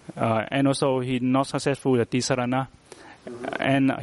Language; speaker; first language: English; non-native, learner; Vietnamese